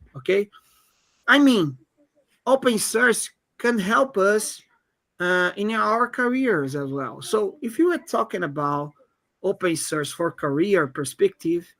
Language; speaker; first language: English; non-native, fluent; Portuguese